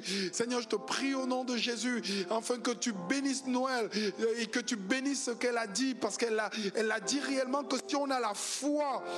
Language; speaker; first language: French; native; French